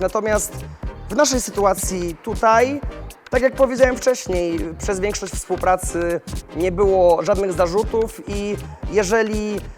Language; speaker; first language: Polish; native; Polish